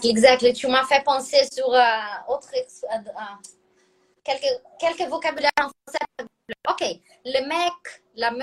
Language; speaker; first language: French; non-native, fluent; Portuguese